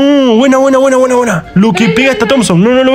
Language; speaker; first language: Spanish; native; Spanish